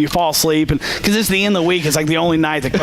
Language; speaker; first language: English; native; English